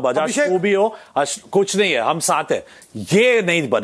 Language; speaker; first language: Hindi; native; Hindi